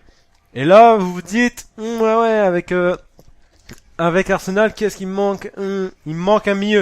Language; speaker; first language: French; native; French